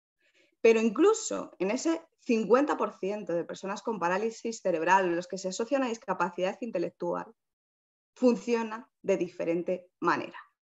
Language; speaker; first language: Spanish; native; Spanish